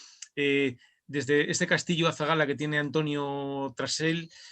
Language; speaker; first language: Spanish; native; Spanish